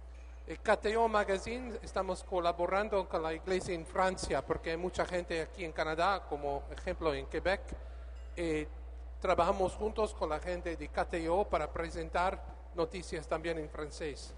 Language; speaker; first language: Spanish; non-native, learner; English